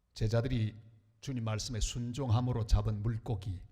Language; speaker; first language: Korean; native; Korean